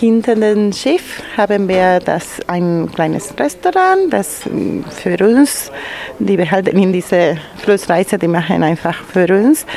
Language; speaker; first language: German; non-native, learner; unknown